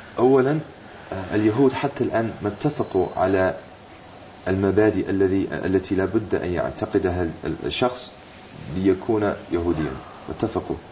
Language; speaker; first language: Arabic; non-native, fluent; English